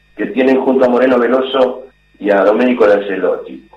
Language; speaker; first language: Spanish; native; Spanish